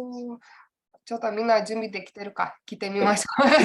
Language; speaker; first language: Japanese; non-native, learner; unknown